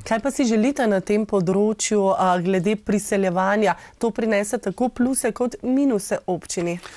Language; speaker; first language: Slovenian; native; Slovenian